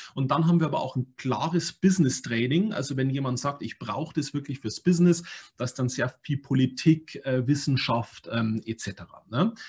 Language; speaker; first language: German; native; German